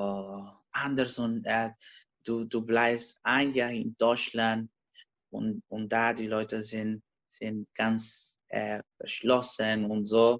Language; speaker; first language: German; non-native, learner; Spanish